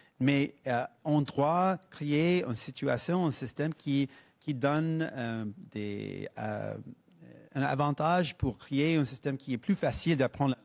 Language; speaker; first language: French; non-native, fluent; English